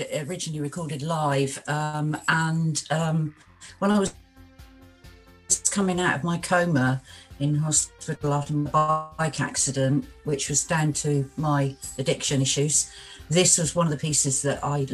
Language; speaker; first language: English; native; English